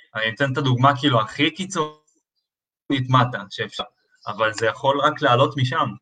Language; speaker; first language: Hebrew; early bilingual, other home language; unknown